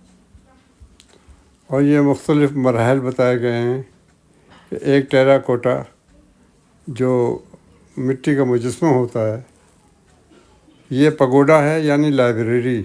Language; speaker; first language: Urdu; native; Urdu